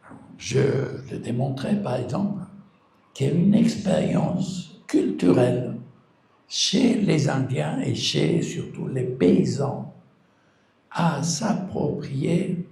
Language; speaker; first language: French; non-native, fluent; Spanish